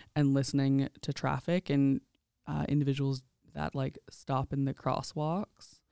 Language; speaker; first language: English; native; English